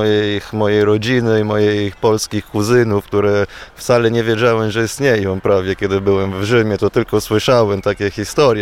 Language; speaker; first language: Polish; non-native, fluent; Italian